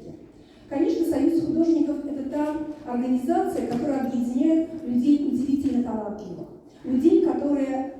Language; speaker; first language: Russian; native; Russian